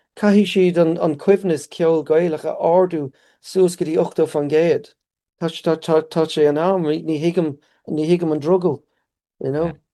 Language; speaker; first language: Irish; native; Irish